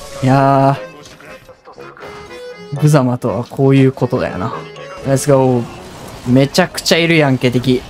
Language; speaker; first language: Japanese; native; Japanese